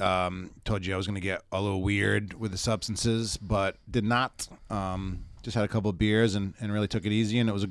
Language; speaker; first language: English; native; English